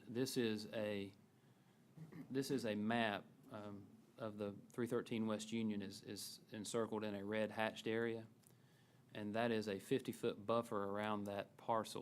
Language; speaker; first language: English; native; English